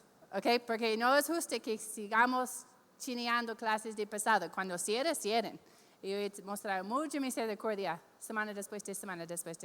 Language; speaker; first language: Spanish; non-native, fluent; English